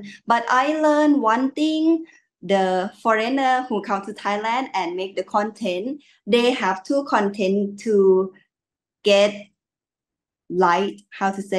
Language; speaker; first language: English; non-native, learner; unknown